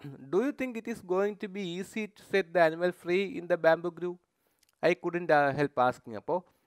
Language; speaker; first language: English; non-native, local second language; Malayalam